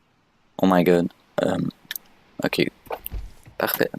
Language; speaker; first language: French; native; French